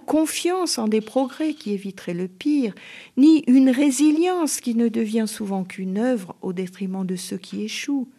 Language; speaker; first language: French; native; French